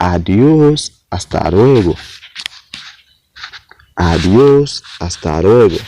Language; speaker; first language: Spanish; non-native, learner; Haitian Creole